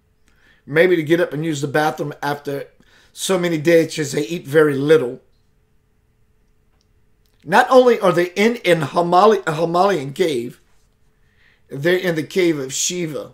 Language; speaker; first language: English; native; English